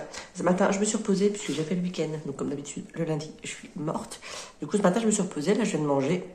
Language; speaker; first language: French; native; French